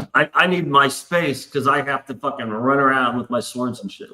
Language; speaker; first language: English; native; English